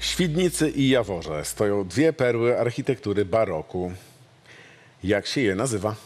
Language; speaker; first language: Polish; native; Polish